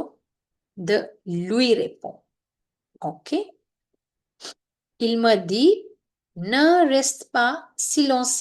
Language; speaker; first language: French; non-native, fluent; Hindi